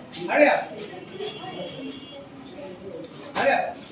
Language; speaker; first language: English; non-native, learner; Bangla